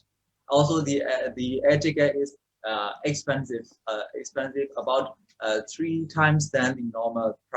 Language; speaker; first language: English; non-native, fluent; Burmese